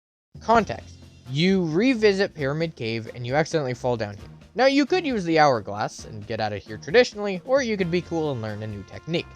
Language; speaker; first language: English; native; English